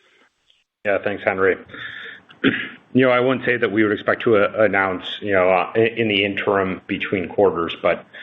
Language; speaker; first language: English; native; English